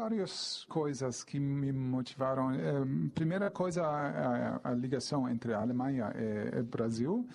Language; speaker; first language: Portuguese; non-native, fluent; German